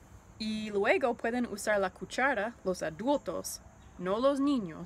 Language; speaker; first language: Spanish; non-native, learner; English